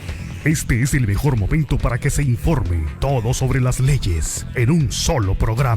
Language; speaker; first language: Spanish; native; Spanish